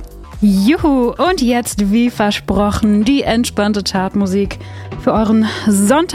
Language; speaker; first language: German; native; German